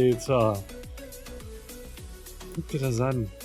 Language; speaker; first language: German; native; German